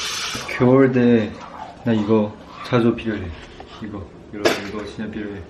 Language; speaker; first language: Korean; non-native, learner; Chinese